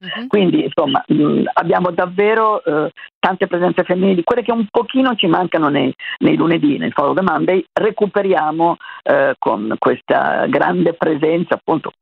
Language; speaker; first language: Italian; native; Italian